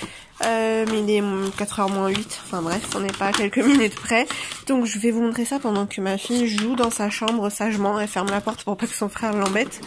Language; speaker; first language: French; native; French